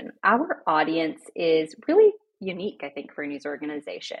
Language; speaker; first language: English; native; English